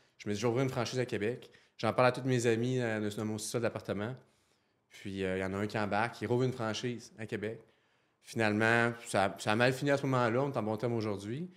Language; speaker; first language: French; native; French